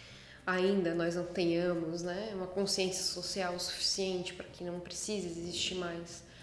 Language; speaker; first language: Portuguese; native; Portuguese